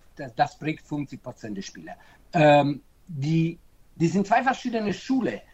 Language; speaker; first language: German; non-native, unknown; Italian